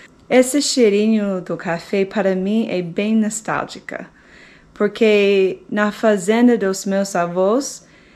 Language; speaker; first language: Portuguese; non-native, fluent; English